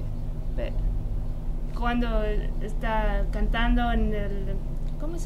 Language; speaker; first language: Spanish; non-native, fluent; English